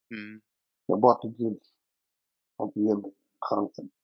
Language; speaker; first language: Swedish; native; Swedish